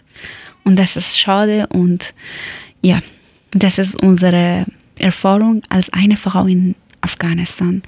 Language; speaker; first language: German; non-native, learner; Persian